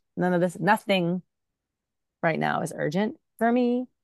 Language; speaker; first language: English; early bilingual, other home language; Urdu